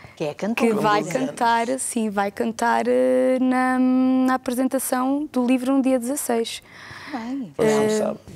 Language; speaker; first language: Portuguese; native; Portuguese